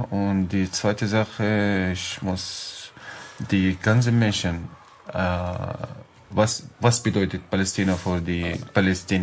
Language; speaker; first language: German; non-native, learner; Arabic